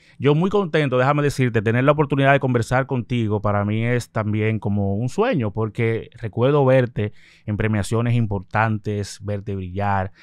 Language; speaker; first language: Spanish; native; Spanish